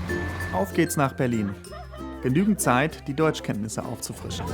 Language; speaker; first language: German; native; German